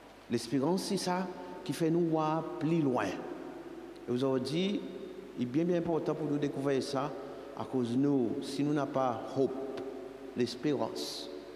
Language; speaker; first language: French; non-native, local second language; Seselwa Creole French